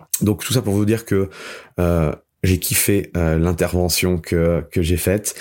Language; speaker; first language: French; native; French